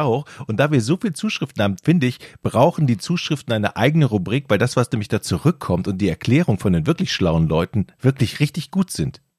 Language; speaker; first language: German; native; German